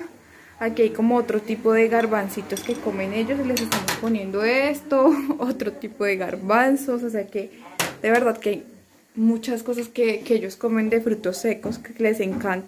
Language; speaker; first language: Spanish; native; Spanish